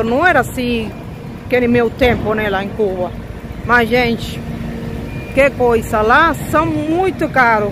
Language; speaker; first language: Portuguese; non-native, fluent; Spanish